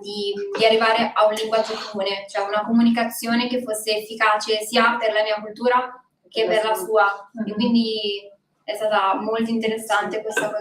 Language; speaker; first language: Italian; native; Italian